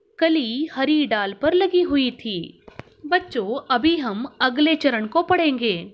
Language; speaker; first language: Hindi; non-native, local second language; Kannada